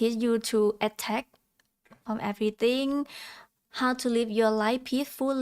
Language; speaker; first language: English; non-native, learner; Thai